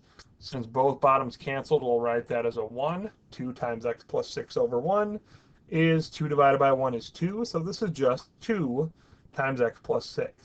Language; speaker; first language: English; native; English